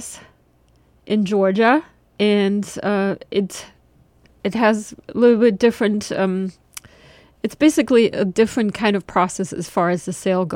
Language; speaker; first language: English; non-native, fluent; German